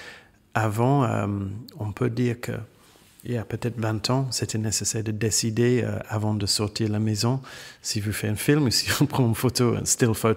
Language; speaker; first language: French; non-native, fluent; English